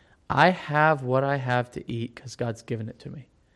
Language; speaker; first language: English; native; English